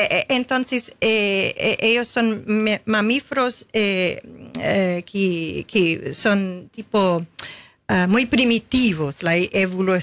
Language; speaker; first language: Spanish; non-native, fluent; English